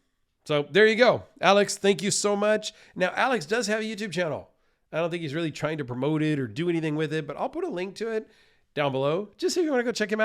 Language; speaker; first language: English; native; English